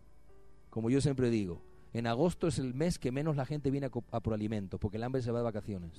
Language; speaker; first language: Spanish; native; Spanish